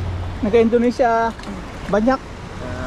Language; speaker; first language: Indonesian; non-native, learner; Filipino